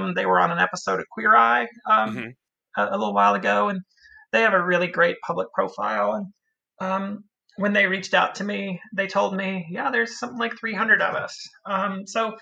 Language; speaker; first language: English; native; English